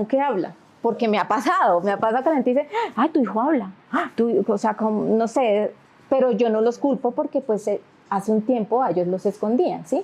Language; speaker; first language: Spanish; native; Spanish